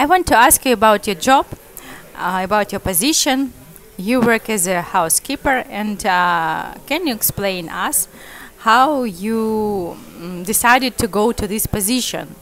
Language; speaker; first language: English; non-native, learner; Russian